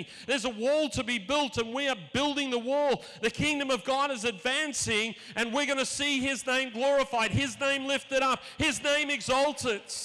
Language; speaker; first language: English; native; English